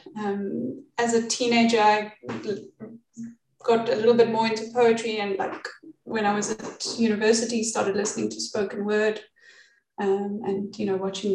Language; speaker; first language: English; native; English